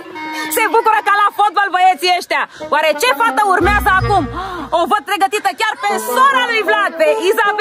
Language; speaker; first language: Romanian; native; Romanian